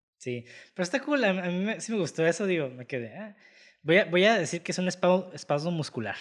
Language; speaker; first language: Spanish; native; Spanish